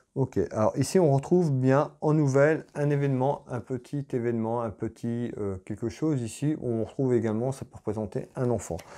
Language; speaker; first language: French; native; French